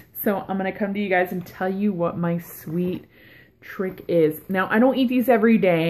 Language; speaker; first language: English; native; English